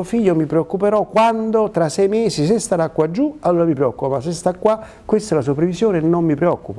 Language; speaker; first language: Italian; native; Italian